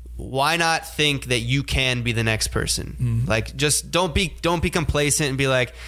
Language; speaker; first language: English; native; English